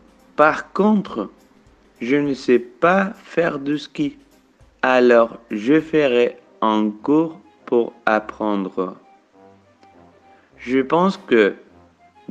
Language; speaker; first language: French; non-native, fluent; Spanish